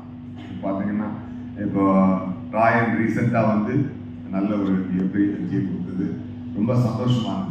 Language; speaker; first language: Tamil; native; Tamil